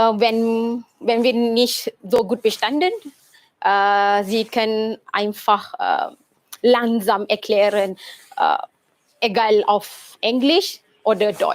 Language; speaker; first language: German; non-native, learner; Malay